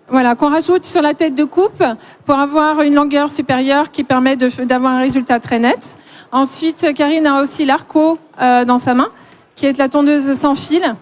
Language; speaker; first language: French; native; French